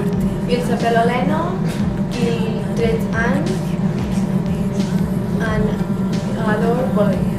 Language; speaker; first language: French; non-native, learner; Catalan